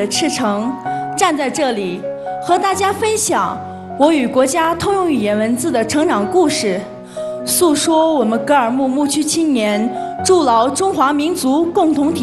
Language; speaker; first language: Chinese; non-native, local second language; Tibetan